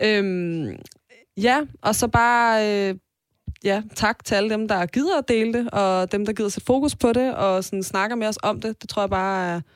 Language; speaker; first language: Danish; early bilingual, other home language; Persian